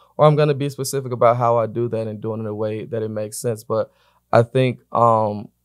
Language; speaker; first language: English; native; English